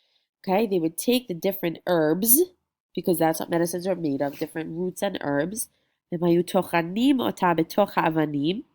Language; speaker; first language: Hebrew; non-native, fluent; English